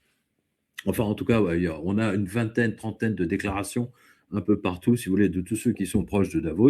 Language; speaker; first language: French; native; French